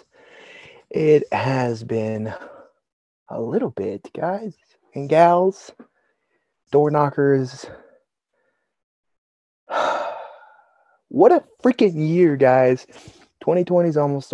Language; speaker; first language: English; native; English